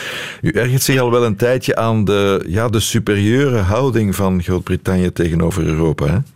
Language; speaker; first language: Dutch; native; Dutch